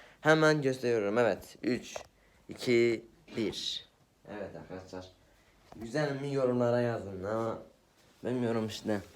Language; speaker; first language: Turkish; native; Turkish